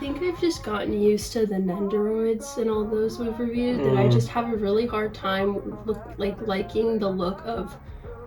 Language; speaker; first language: English; native; English